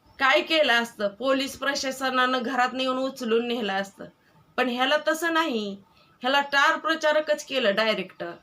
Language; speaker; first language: Marathi; native; Marathi